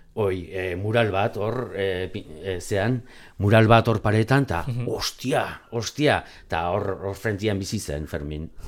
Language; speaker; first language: Basque; non-native, local second language; Spanish